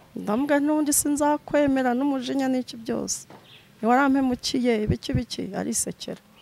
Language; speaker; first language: Kinyarwanda; native; Kinyarwanda